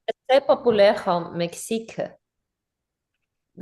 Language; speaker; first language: French; non-native, learner; English